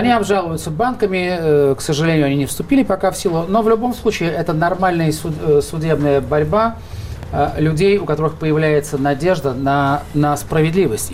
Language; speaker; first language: Russian; native; Russian